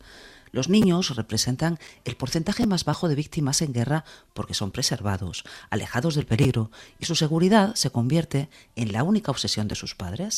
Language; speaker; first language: Spanish; native; Spanish